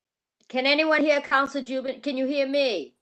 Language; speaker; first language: English; native; English